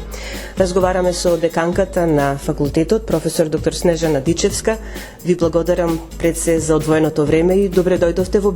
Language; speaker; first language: Macedonian; native; Macedonian